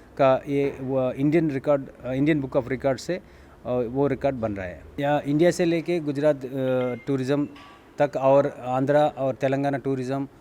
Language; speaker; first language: Hindi; non-native, local second language; Telugu